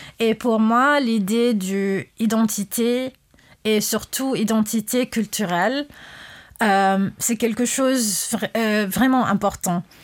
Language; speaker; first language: French; non-native, fluent; English